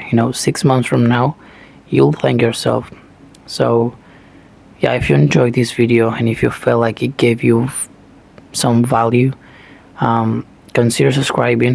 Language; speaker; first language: English; non-native, fluent; Spanish